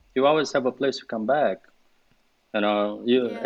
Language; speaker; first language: English; non-native, fluent; Portuguese